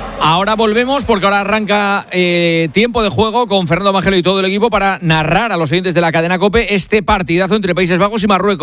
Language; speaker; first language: Spanish; native; Spanish